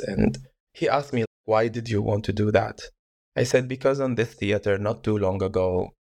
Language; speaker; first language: English; non-native, fluent; Arabic